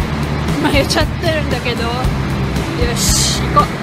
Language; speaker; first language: Japanese; non-native, learner; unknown